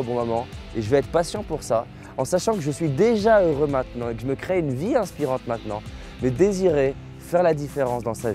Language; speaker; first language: French; native; French